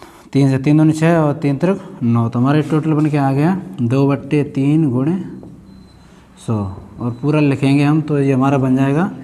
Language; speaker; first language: Hindi; native; Hindi